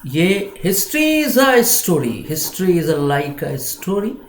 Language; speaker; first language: English; non-native, local second language; Hindi